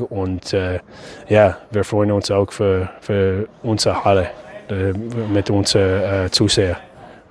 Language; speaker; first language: German; non-native, fluent; English